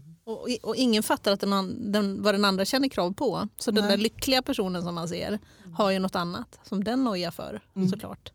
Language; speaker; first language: Swedish; native; Swedish